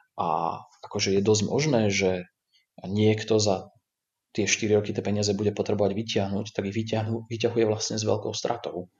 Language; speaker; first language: Slovak; native; Slovak